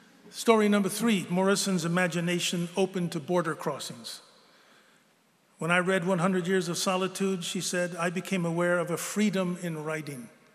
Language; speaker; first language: English; native; English